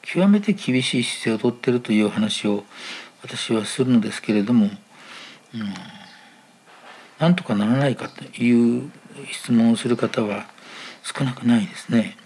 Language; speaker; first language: Japanese; native; Japanese